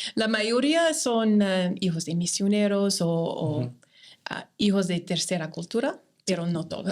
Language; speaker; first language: Spanish; non-native, fluent; English